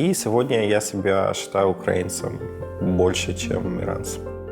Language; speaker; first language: Russian; non-native, fluent; Persian